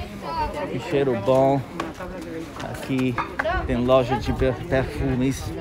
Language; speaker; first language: Portuguese; non-native, fluent; Italian